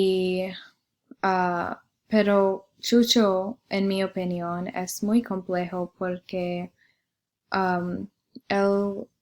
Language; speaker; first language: Spanish; non-native, learner; English